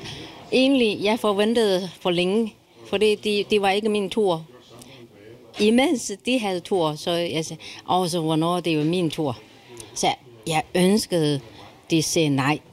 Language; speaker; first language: Danish; non-native, fluent; Chinese